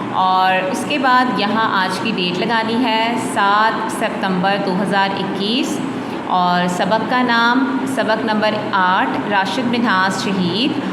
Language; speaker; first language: Hindi; non-native, local second language; Punjabi